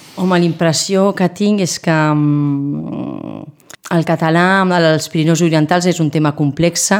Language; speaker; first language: Catalan; non-native, local second language; Spanish